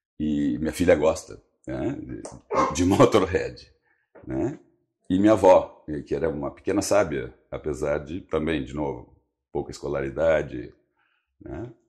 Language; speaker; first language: Portuguese; early bilingual, other home language; Spanish